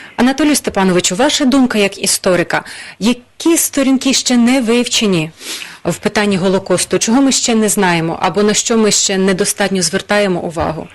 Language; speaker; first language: Ukrainian; native; Ukrainian